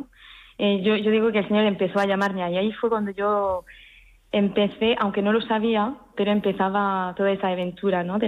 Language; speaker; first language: Spanish; early bilingual, heritage; Spanish